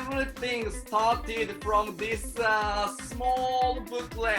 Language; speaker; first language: English; non-native, learner; Japanese